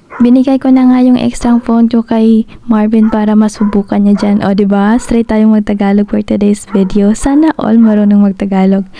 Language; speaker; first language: Filipino; non-native, local second language; Cebuano